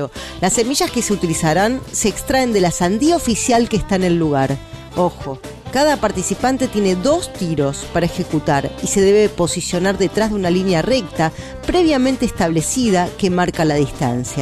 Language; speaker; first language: Spanish; native; Spanish